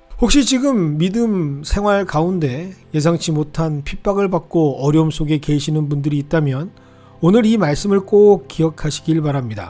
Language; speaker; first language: Korean; native; Korean